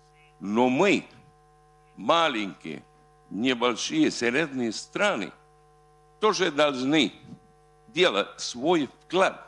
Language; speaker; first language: Russian; non-native, fluent; Spanish